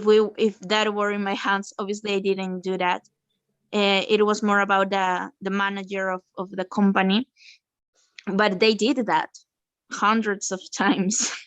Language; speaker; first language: English; non-native, fluent; Spanish